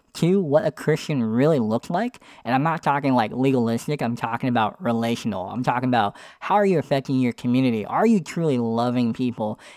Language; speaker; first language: English; native; English